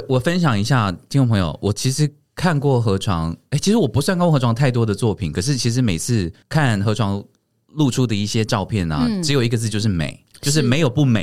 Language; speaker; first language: Chinese; native; Chinese